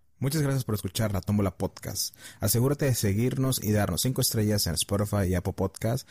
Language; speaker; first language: Spanish; early bilingual, heritage; Spanish